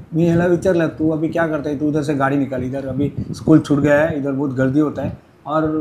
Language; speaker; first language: Hindi; non-native, local second language; Marathi